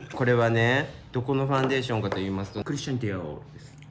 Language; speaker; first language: Japanese; native; Japanese